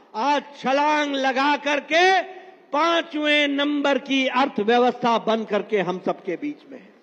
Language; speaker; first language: Hindi; native; Hindi